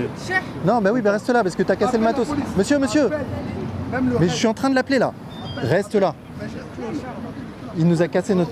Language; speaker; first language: French; native; French